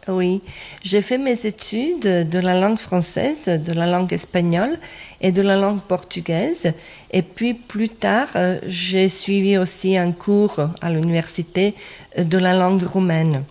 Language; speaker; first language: French; non-native, fluent; Croatian